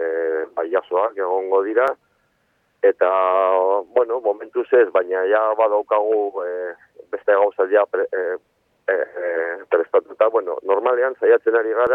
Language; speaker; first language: Basque; non-native, local second language; Spanish